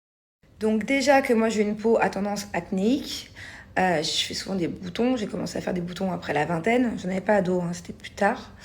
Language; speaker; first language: French; native; French